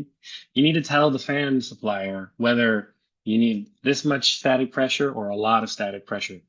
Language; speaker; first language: English; native; English